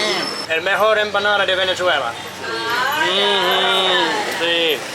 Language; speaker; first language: Spanish; non-native, learner; Finnish